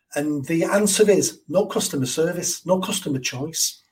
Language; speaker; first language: English; native; English